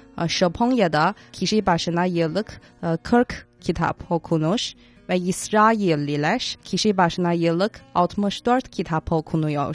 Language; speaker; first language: Turkish; non-native, fluent; Chinese